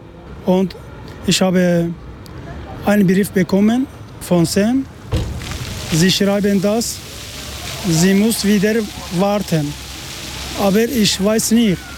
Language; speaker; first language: German; non-native, learner; Persian